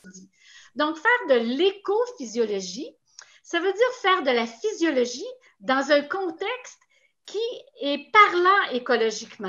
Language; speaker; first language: French; native; French